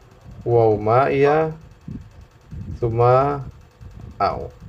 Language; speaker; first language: Arabic; non-native, fluent; Indonesian